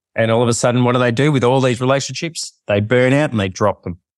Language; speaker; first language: English; native; English